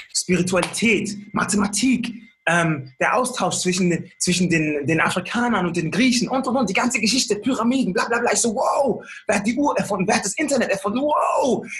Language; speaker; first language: German; early bilingual, other home language; Akan